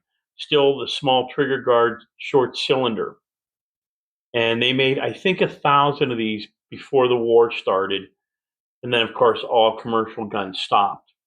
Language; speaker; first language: English; native; English